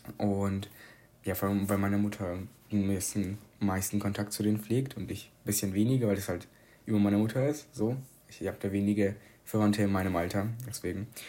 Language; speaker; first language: German; early bilingual, other home language; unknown